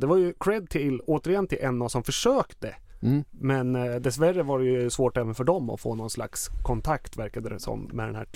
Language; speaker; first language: Swedish; native; Swedish